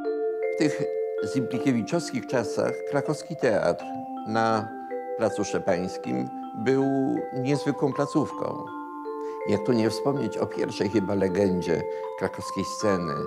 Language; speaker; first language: Polish; native; Polish